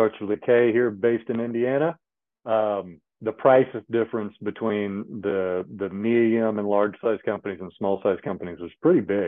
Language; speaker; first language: English; native; English